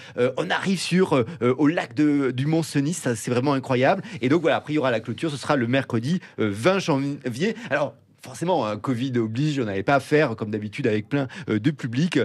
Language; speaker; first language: French; native; French